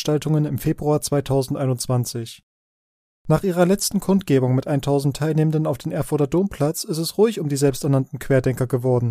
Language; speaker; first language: German; native; German